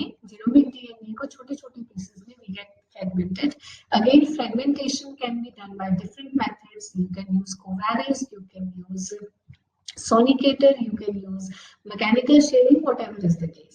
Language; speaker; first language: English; non-native, local second language; Hindi